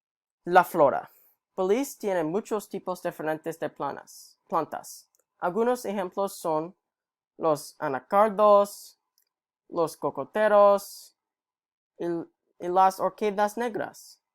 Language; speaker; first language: Spanish; non-native, learner; English